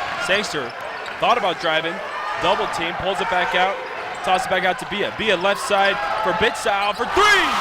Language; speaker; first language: English; native; English